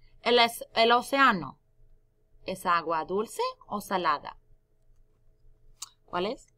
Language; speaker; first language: Spanish; non-native, fluent; English